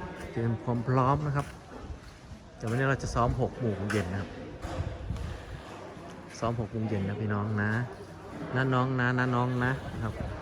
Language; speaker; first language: Thai; non-native, local second language; Northeastern Thai